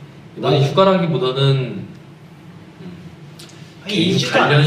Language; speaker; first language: Korean; native; Korean